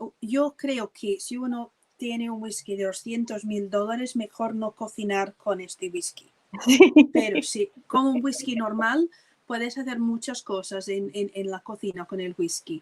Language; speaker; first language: Spanish; non-native, fluent; English